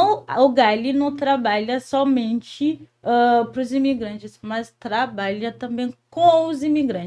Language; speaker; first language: Portuguese; non-native, fluent; Haitian Creole